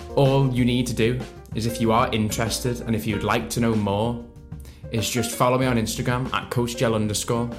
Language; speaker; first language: English; native; English